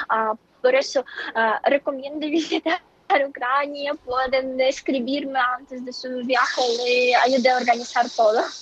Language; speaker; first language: Spanish; non-native, fluent; Ukrainian